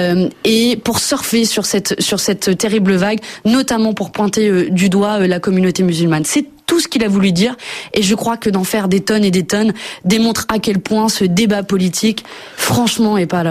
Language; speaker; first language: French; native; French